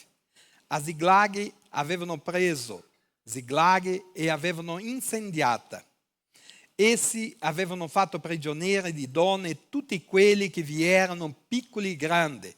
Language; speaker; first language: Italian; non-native, fluent; Portuguese